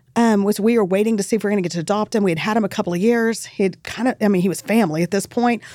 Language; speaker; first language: English; native; English